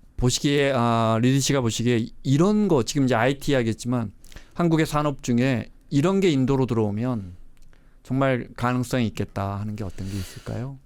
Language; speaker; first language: Korean; native; Korean